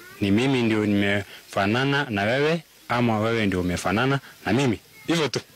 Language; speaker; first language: Swahili; non-native, local second language; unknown